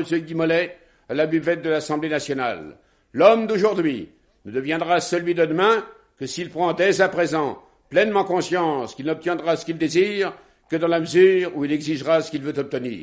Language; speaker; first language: French; native; French